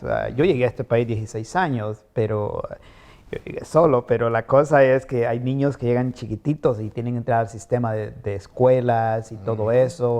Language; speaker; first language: Spanish; native; Spanish